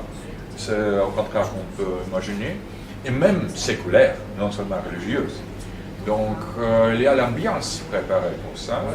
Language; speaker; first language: French; non-native, fluent; Russian